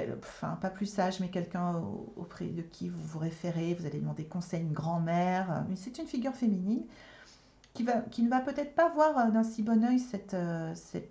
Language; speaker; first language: French; native; French